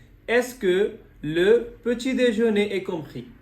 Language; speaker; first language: French; non-native, fluent; Bangla